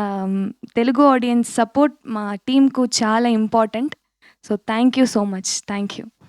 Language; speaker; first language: Telugu; non-native, learner; Tamil